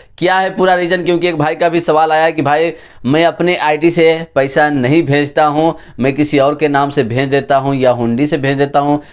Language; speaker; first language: Hindi; native; Hindi